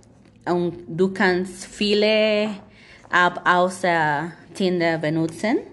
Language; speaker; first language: German; non-native, learner; Spanish